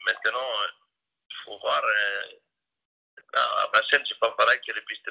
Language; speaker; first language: French; non-native, local second language; Dutch